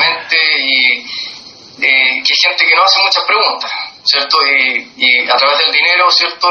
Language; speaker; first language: Spanish; native; Spanish